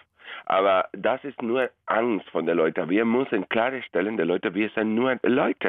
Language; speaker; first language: German; non-native, fluent; Spanish